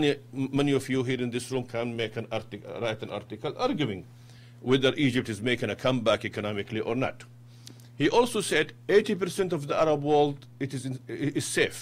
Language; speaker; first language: English; non-native, fluent; Arabic